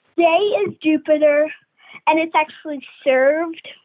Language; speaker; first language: English; native; English